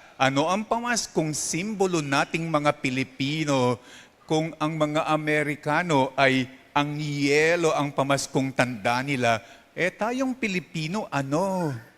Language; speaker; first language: Filipino; non-native, local second language; Pampanga